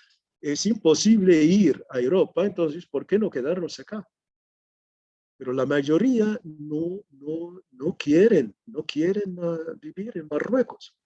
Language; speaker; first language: Spanish; non-native, fluent; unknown